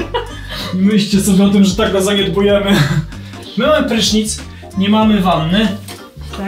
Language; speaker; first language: Polish; native; Polish